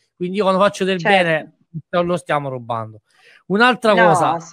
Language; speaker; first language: Italian; native; Italian